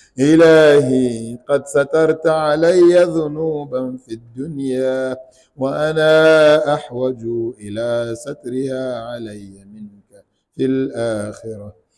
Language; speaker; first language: Arabic; non-native, fluent; Ganda